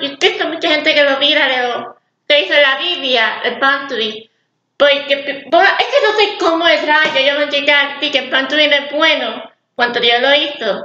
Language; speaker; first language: Spanish; early bilingual, heritage; English